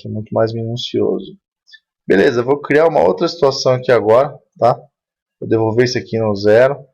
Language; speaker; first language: Portuguese; native; Portuguese